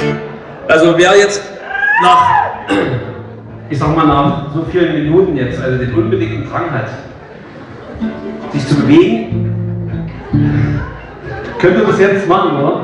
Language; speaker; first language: German; native; German